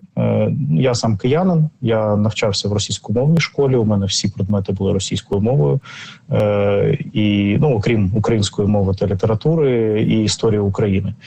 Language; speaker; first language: Ukrainian; non-native, local second language; Russian